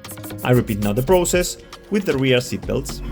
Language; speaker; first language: English; non-native, fluent; Spanish